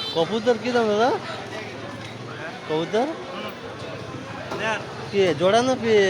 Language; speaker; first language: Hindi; non-native, local second language; Bangla